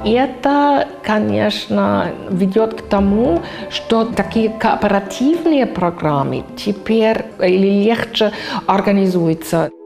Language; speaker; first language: Russian; non-native, fluent; German